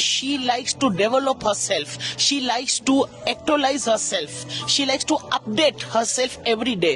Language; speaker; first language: Hindi; native; Hindi